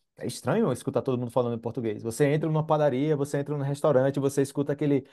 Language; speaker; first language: Portuguese; native; Portuguese